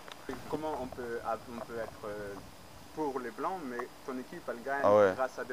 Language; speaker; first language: French; native; French